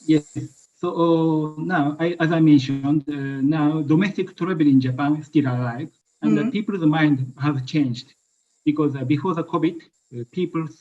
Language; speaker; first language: English; non-native, learner; Japanese